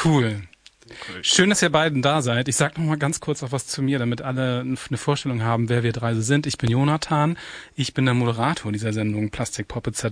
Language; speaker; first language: German; native; German